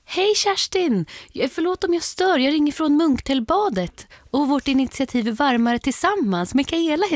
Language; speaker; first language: Swedish; native; Swedish